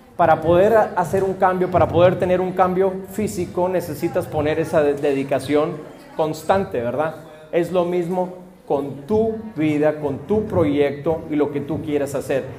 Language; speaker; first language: Spanish; early bilingual, heritage; Spanish